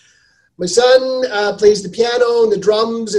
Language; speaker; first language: English; native; English